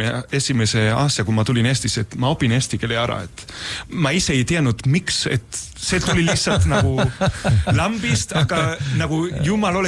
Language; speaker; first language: Estonian; non-native, fluent; Spanish